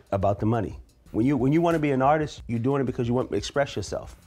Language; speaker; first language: English; native; English